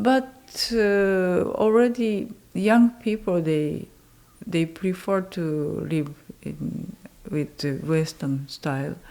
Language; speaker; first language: English; non-native, learner; Japanese